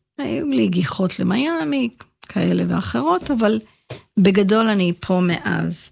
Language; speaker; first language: Hebrew; early bilingual, heritage; Hebrew